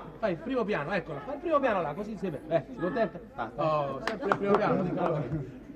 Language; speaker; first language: Italian; native; Italian